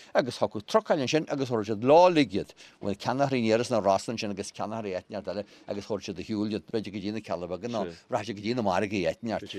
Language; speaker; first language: Irish; native; Irish